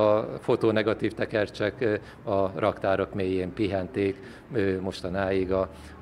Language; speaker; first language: Hungarian; native; Hungarian